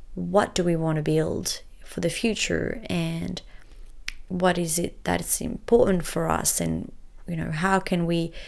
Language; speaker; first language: English; early bilingual, other home language; French